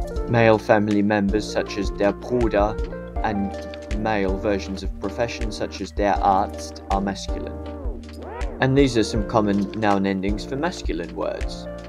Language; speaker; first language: English; native; English